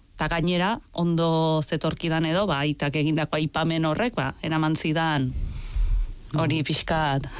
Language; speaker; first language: Basque; native; Basque